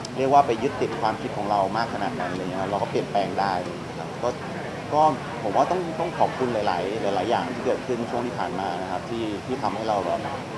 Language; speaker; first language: Thai; native; Thai